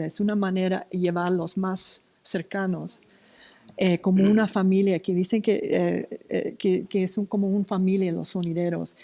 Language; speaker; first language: Spanish; non-native, fluent; English